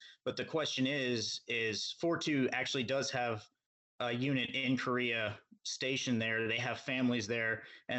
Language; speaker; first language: English; native; English